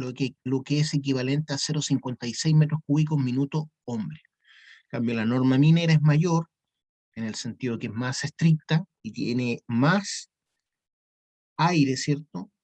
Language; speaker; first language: Spanish; native; Spanish